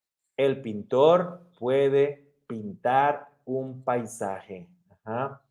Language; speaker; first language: Spanish; non-native, fluent; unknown